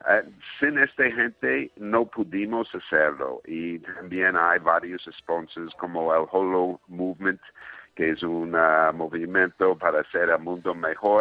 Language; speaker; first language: Spanish; non-native, fluent; English